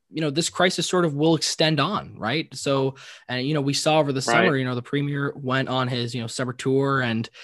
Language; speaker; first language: English; native; English